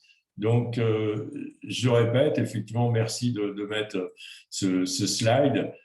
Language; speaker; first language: French; native; French